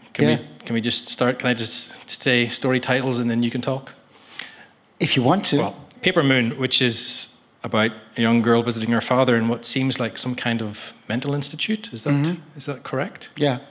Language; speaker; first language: English; native; English